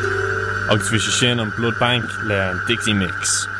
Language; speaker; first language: Irish; non-native, local second language; English